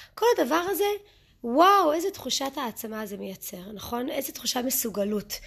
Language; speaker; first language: Hebrew; early bilingual, other home language; English